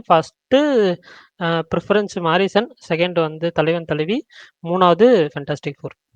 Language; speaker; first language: Tamil; native; Tamil